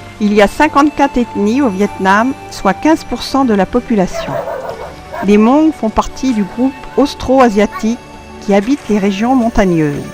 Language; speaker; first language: French; native; French